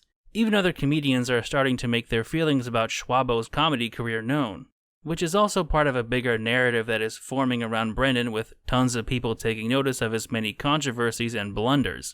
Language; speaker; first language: English; native; English